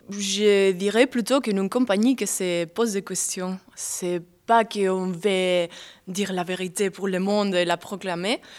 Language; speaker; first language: French; non-native, fluent; Spanish